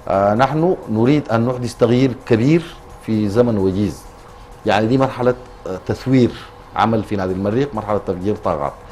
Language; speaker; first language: Arabic; native; Arabic